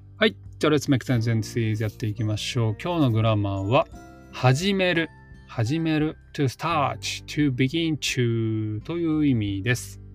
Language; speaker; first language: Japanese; native; Japanese